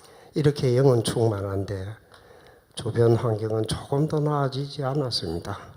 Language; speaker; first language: Korean; native; Korean